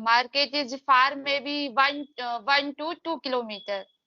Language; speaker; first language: English; non-native, learner; Hindi